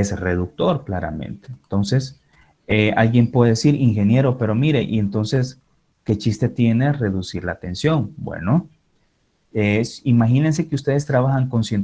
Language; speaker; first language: Spanish; native; Spanish